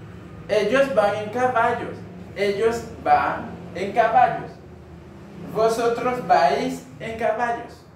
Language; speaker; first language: Spanish; non-native, fluent; Haitian Creole